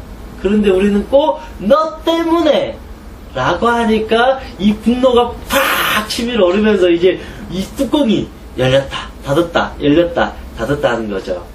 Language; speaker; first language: Korean; native; Korean